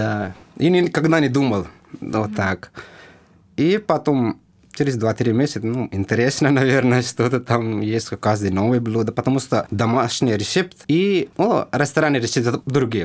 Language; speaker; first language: Russian; non-native, learner; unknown